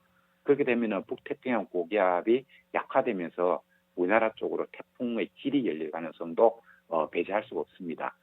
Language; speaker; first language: Korean; native; Korean